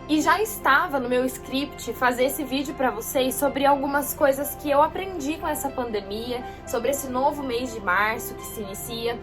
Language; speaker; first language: Portuguese; native; Portuguese